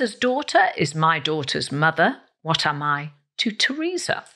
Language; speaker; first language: English; native; English